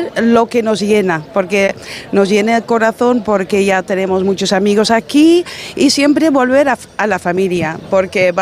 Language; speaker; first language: Spanish; non-native, fluent; Dutch